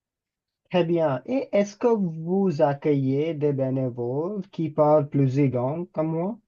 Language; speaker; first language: French; non-native, fluent; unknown